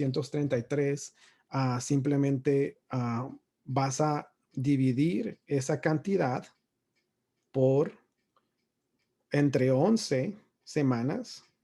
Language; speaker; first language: Spanish; native; Spanish